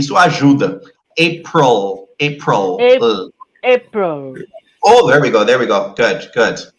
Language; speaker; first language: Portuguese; non-native, fluent; English